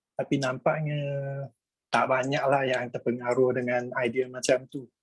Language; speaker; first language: Malay; non-native, local second language; Chinese